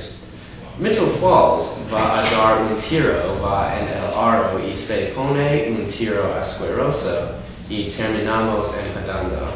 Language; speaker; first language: Spanish; non-native, learner; English